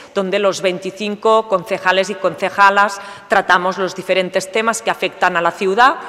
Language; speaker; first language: Spanish; non-native, local second language; Catalan